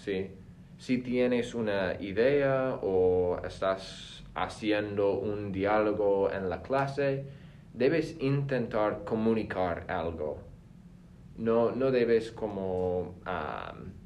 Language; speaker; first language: Spanish; non-native, fluent; English